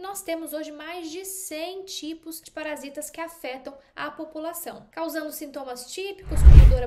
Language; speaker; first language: Portuguese; native; Portuguese